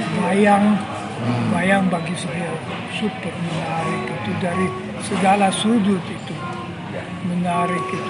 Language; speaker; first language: Indonesian; non-native, fluent; German